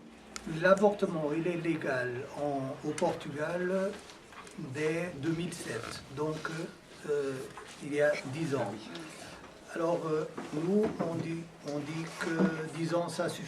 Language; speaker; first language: French; non-native, fluent; Portuguese